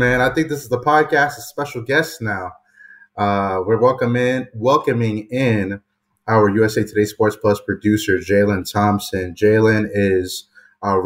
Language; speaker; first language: English; native; English